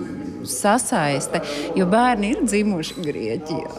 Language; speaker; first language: Latvian; native; Latvian